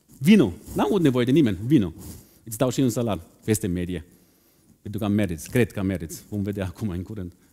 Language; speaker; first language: Romanian; non-native, fluent; German